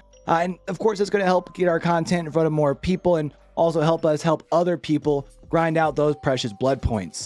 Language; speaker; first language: English; native; English